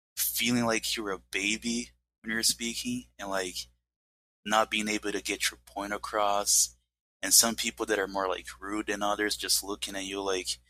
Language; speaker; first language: English; non-native, fluent; Portuguese